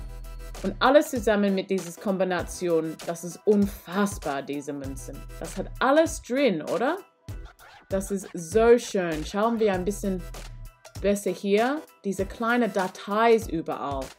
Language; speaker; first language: German; non-native, learner; English